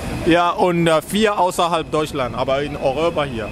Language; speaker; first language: German; non-native, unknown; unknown